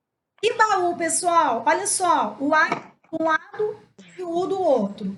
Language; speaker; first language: Portuguese; native; Portuguese